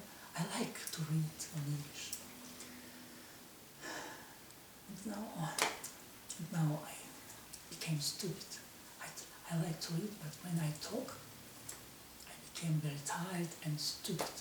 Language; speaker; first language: English; non-native, learner; Russian